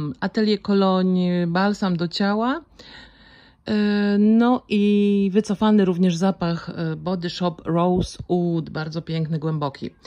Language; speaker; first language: Polish; native; Polish